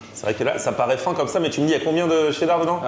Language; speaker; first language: French; native; French